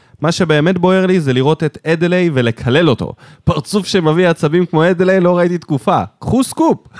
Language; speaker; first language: Hebrew; native; Hebrew